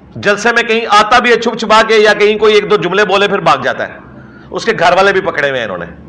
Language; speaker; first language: Urdu; non-native, local second language; Punjabi